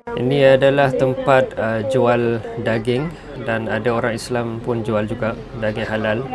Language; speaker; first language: Malay; non-native, fluent; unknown